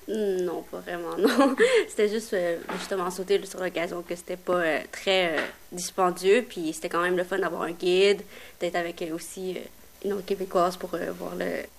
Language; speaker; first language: French; native; French